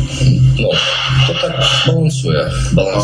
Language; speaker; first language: Polish; non-native, fluent; Russian